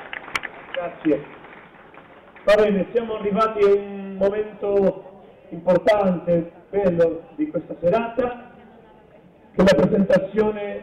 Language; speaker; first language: Italian; non-native, learner; Spanish